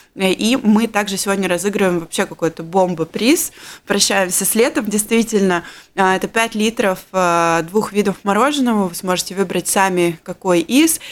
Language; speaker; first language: Russian; native; Russian